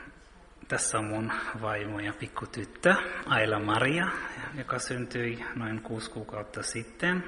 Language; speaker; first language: Finnish; early bilingual, heritage; Finnish